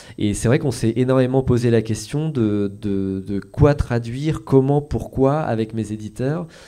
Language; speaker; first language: French; native; French